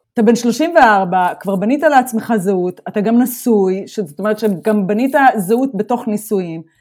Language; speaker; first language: Hebrew; native; Hebrew